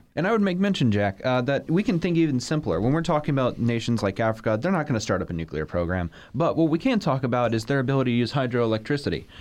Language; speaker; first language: English; native; English